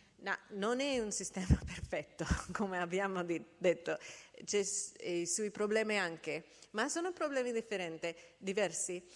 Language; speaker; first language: Italian; non-native, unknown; English